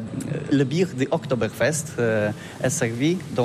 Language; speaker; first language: French; non-native, learner; Polish